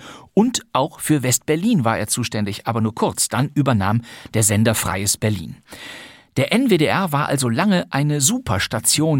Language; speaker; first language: German; native; German